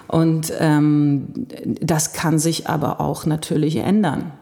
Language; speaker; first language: German; early bilingual, heritage; German